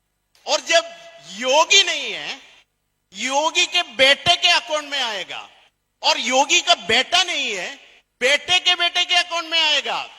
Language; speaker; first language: Hindi; non-native, fluent; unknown